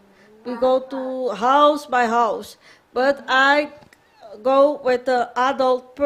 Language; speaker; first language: English; non-native, learner; Papiamento